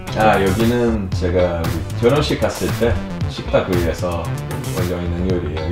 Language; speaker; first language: Korean; non-native, fluent; Portuguese